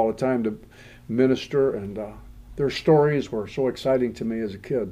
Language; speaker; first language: English; native; English